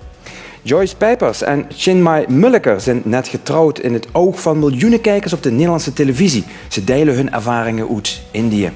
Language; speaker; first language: Dutch; native; Dutch